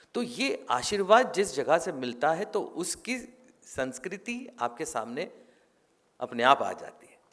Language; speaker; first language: Hindi; non-native, local second language; Marathi